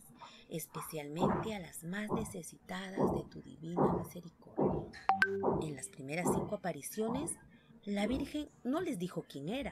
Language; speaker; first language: Spanish; native; Spanish